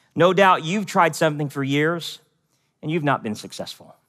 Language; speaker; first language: English; native; English